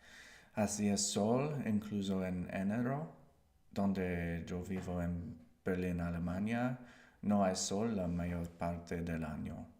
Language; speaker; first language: Spanish; non-native, learner; English